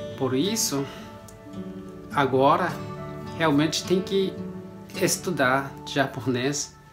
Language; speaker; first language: Portuguese; non-native, learner; Japanese